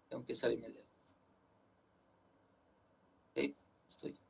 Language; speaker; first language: Spanish; native; Spanish